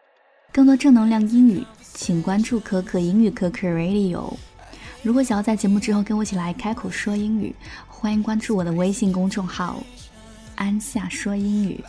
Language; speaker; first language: Chinese; native; Chinese